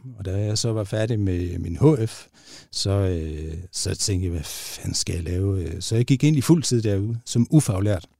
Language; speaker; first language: Danish; native; Danish